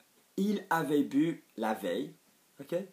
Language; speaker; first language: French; non-native, fluent; English